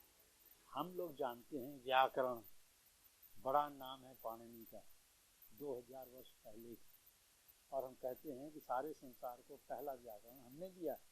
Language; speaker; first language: Hindi; native; Hindi